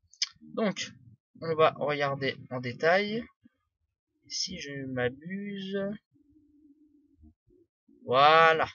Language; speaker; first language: French; native; French